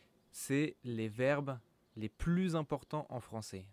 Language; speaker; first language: French; native; French